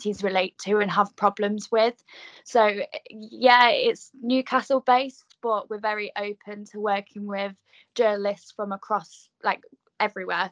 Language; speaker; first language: English; native; English